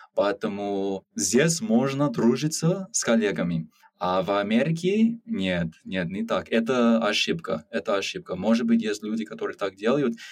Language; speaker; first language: Russian; non-native, fluent; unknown